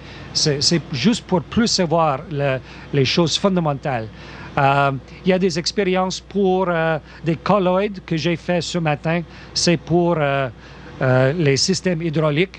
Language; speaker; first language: French; non-native, local second language; English